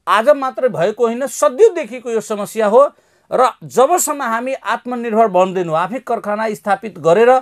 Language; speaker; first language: Nepali; non-native, local second language; Maithili